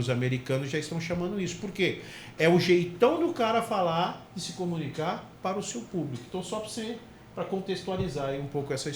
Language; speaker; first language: Portuguese; native; Portuguese